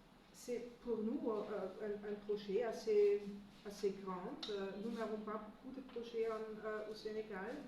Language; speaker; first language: French; non-native, fluent; German